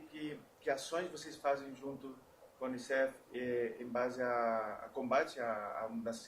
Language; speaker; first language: Portuguese; non-native, fluent; Spanish